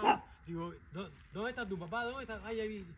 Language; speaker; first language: Spanish; native; Spanish